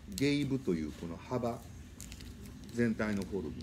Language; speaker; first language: Japanese; native; Japanese